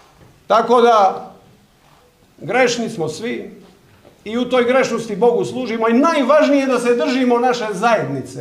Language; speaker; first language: Croatian; native; Croatian